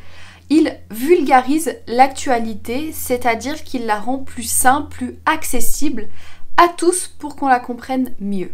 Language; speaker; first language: French; native; French